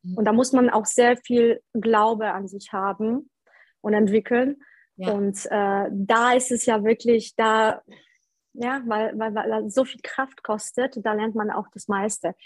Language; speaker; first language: German; early bilingual, other home language; Polish